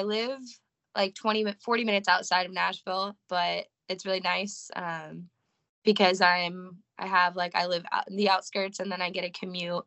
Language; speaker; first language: English; native; English